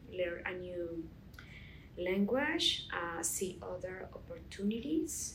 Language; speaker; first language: English; non-native, learner; Spanish